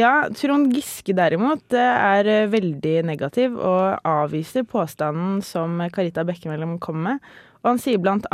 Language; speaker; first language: Norwegian; native; Norwegian